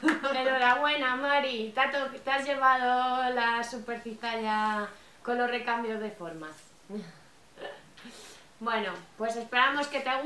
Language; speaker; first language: Spanish; native; Spanish